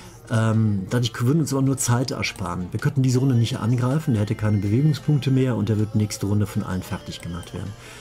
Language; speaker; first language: German; native; German